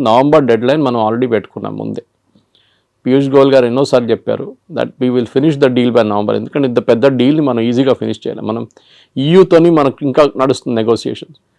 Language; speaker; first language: Telugu; non-native, local second language; Malayalam